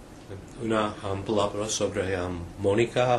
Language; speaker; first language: Spanish; non-native, learner; English